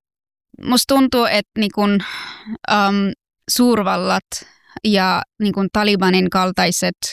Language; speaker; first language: Finnish; non-native, fluent; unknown